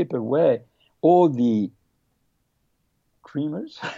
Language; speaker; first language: English; non-native, fluent; French